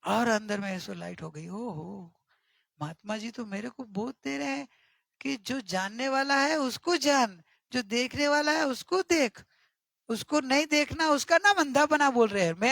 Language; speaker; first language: Hindi; non-native, local second language; Gujarati